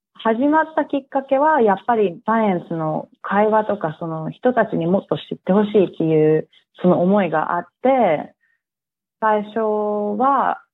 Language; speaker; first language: Japanese; early bilingual, heritage; Japanese